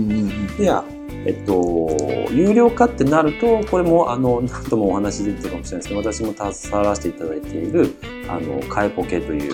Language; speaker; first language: Japanese; native; Japanese